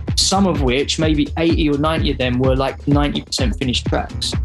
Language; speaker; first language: English; native; English